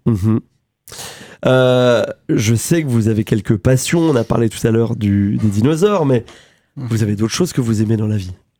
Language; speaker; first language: French; native; French